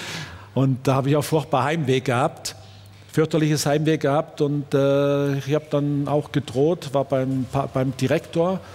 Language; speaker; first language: German; non-native, local second language; Swiss German